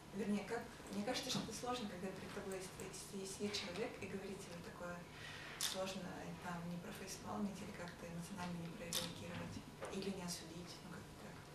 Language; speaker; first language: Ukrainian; non-native, local second language; Russian